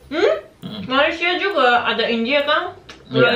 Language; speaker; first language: Indonesian; non-native, learner; Japanese